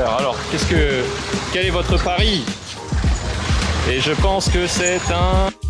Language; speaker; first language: French; native; French